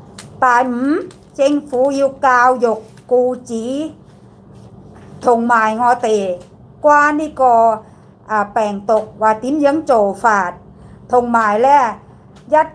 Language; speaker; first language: Cantonese; non-native, learner; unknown